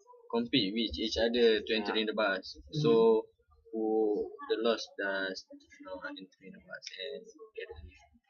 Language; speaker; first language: English; non-native, local second language; Malay